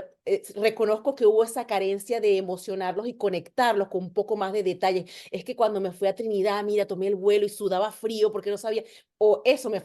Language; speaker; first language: Spanish; native; Spanish